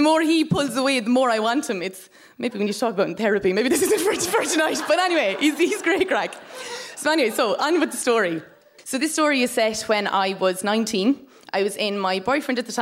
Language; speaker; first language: English; native; English